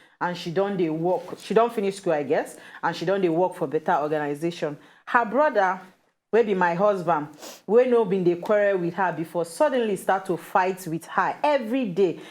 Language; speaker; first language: Nigerian Pidgin; native; Nigerian Pidgin